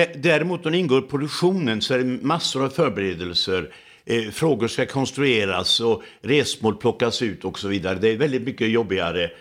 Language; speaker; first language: Swedish; native; Swedish